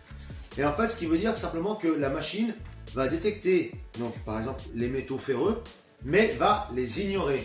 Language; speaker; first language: French; native; French